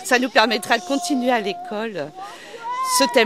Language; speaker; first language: French; native; French